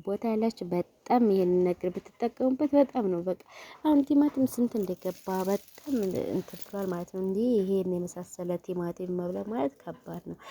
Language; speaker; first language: Amharic; native; Amharic